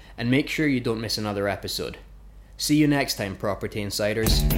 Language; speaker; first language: English; native; English